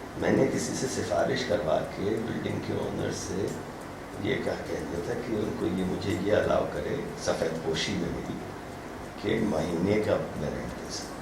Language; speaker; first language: Urdu; native; Urdu